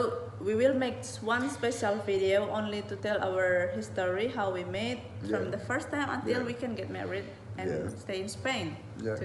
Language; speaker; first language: English; non-native, learner; Indonesian